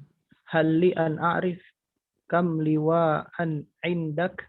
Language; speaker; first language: Arabic; non-native, learner; Indonesian